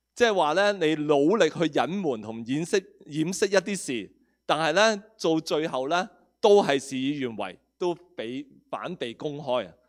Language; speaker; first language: Cantonese; non-native, local second language; Spanish